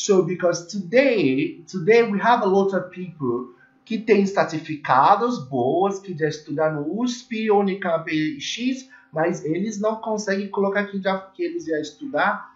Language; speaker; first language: Portuguese; non-native, learner; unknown